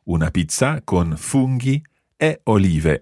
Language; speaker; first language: Italian; non-native, fluent; English